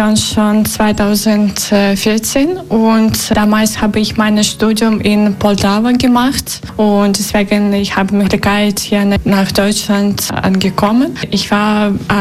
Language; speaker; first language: German; non-native, learner; Ukrainian